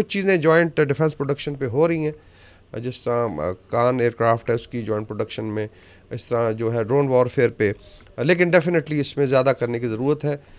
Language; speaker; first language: Urdu; native; Urdu